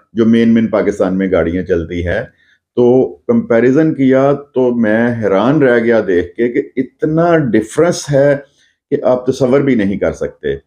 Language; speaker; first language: Urdu; non-native, local second language; Punjabi